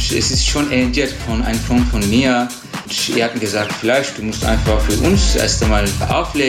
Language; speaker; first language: German; non-native, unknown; Turkish